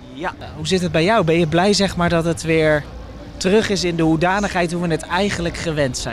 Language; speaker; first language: Dutch; native; Dutch